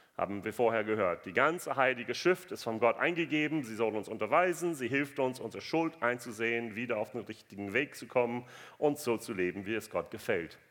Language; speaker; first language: German; non-native, fluent; English